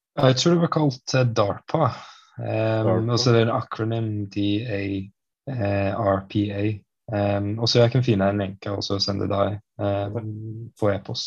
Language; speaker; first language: Norwegian; non-native, fluent; English